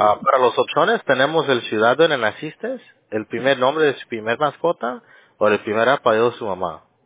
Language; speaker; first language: Spanish; early bilingual, heritage; Spanish